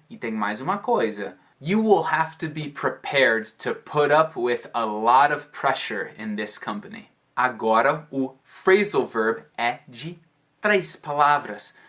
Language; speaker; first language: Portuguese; non-native, fluent; English